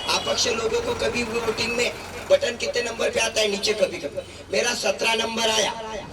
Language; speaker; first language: Hindi; non-native, local second language; Marathi